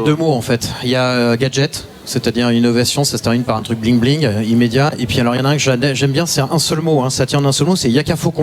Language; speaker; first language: French; native; French